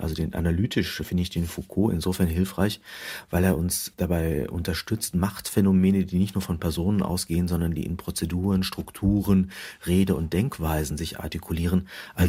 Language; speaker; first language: German; native; German